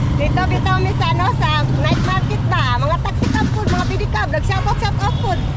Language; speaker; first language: Filipino; non-native, local second language; Cebuano